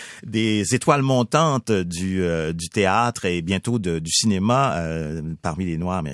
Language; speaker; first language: French; native; French